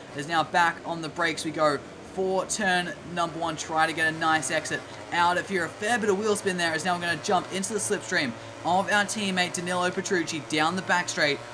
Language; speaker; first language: English; native; English